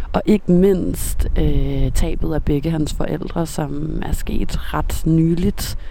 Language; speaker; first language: Danish; native; Danish